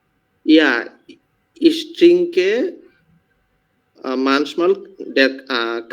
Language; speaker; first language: German; non-native, learner; Bangla